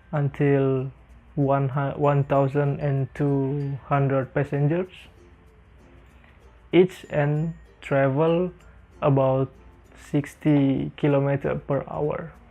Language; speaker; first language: English; non-native, learner; Indonesian